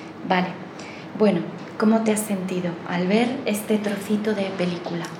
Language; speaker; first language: Spanish; native; Spanish